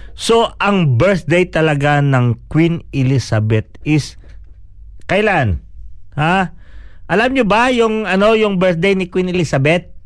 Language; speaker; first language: Filipino; non-native, local second language; Cebuano